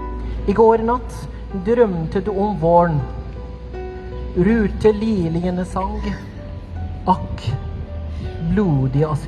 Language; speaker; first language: Norwegian; non-native, learner; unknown